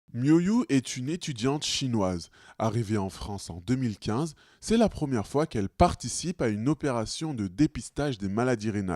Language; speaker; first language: French; native; French